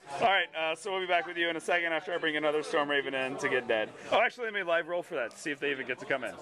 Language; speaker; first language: English; native; English